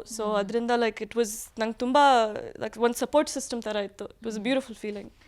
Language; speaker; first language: Kannada; early bilingual, heritage; Kannada